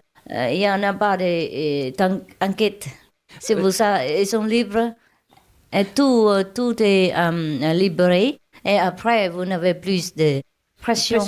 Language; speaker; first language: French; non-native, learner; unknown